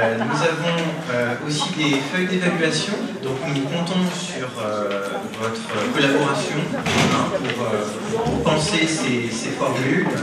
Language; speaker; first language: French; native; French